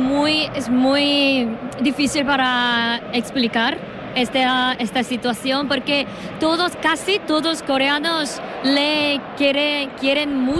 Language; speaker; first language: Spanish; non-native, learner; Korean